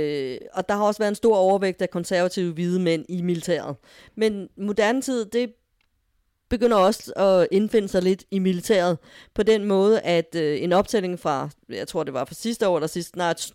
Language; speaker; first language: Danish; native; Danish